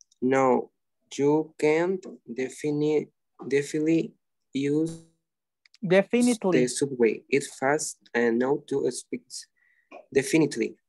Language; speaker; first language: English; non-native, learner; Spanish